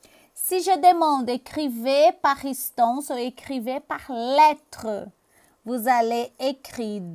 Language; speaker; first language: French; non-native, fluent; Portuguese